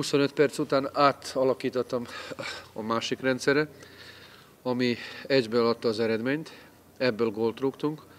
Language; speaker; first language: Hungarian; non-native, fluent; Serbian